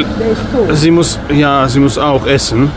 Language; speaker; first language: German; non-native, learner; Russian